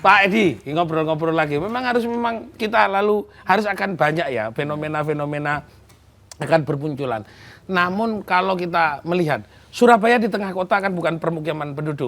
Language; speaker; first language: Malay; non-native, local second language; Javanese